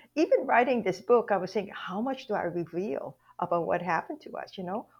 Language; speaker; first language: English; native; English